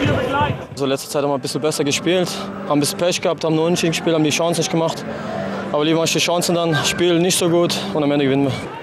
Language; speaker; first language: German; non-native, fluent; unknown